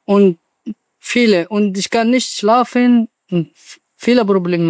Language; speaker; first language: German; non-native, learner; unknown